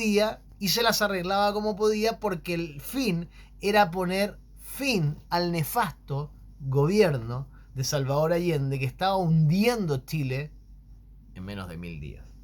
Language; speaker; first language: Spanish; native; Spanish